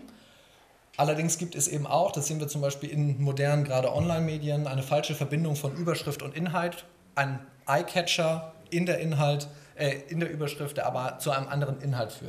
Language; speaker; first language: German; native; German